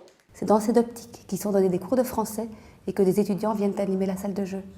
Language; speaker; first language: French; native; French